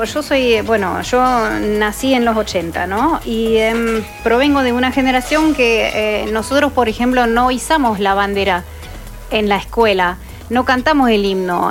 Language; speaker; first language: Spanish; non-native, fluent; German